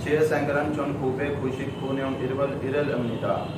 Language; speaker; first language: Korean; non-native, learner; Urdu